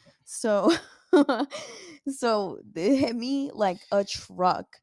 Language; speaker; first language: English; early bilingual, other home language; Spanish